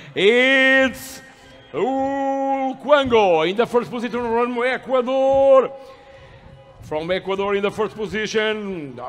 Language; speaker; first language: English; non-native, learner; Portuguese